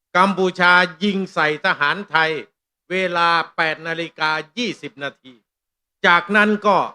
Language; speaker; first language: Thai; non-native, local second language; Northeastern Thai